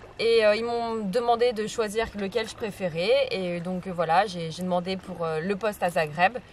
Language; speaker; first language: French; native; French